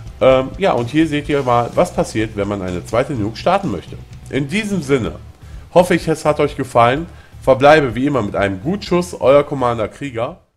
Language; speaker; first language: German; native; German